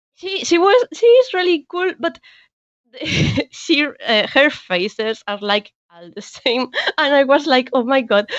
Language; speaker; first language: English; non-native, learner; Spanish